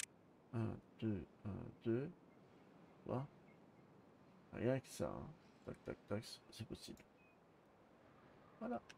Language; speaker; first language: French; native; French